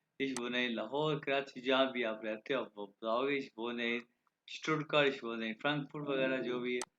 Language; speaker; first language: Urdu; non-native, local second language; Punjabi